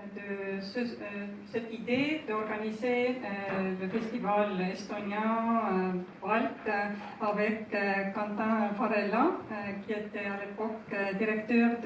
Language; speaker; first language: French; non-native, fluent; Estonian